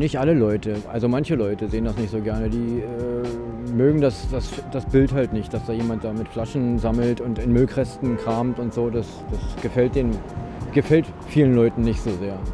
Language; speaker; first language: German; native; German